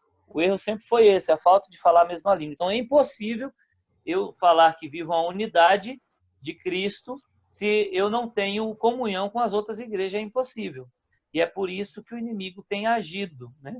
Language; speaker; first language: Portuguese; native; Portuguese